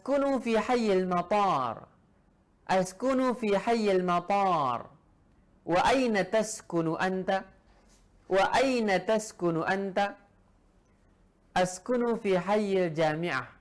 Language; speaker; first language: Arabic; non-native, fluent; Indonesian